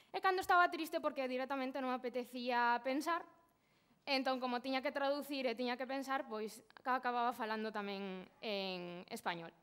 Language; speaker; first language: Galician; non-native, local second language; Spanish